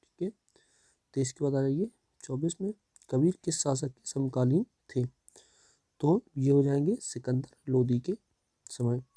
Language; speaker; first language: Hindi; native; Hindi